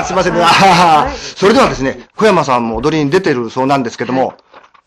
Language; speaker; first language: Japanese; native; Japanese